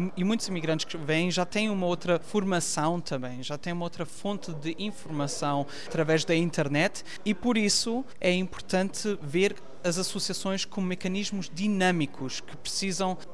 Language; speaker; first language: Portuguese; early bilingual, heritage; Portuguese